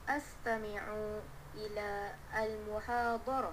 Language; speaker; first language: Arabic; non-native, learner; Malay